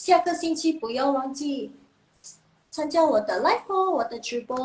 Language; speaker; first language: Chinese; non-native, fluent; Indonesian